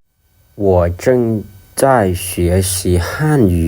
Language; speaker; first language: Chinese; non-native, fluent; Lao